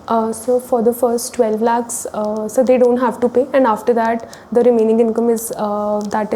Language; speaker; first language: English; non-native, local second language; Hindi